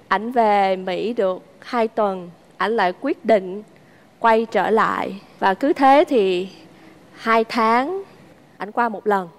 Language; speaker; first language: Vietnamese; native; Vietnamese